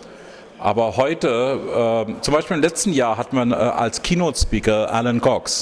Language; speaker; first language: German; non-native, fluent; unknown